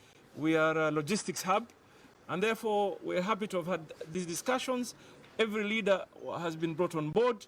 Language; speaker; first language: English; non-native, local second language; Swahili